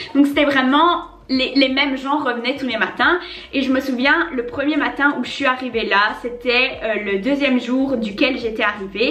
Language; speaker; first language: French; native; French